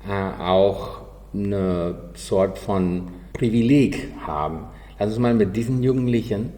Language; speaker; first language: German; non-native, learner; Spanish